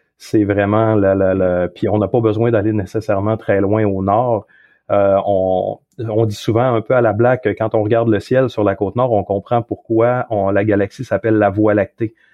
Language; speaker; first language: French; native; French